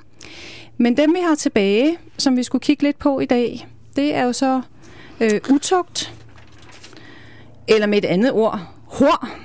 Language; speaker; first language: Danish; native; Danish